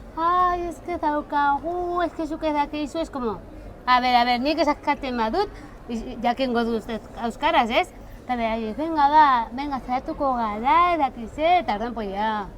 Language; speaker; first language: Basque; early bilingual, other home language; Spanish